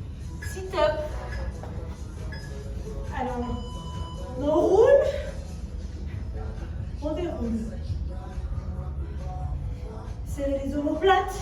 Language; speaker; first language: French; native; French